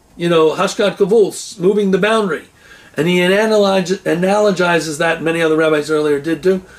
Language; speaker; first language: English; native; English